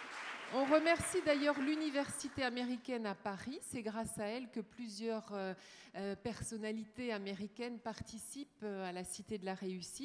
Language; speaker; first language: French; native; French